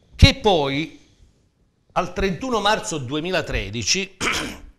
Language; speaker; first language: Italian; native; Italian